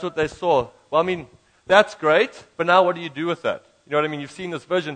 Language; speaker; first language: English; native; English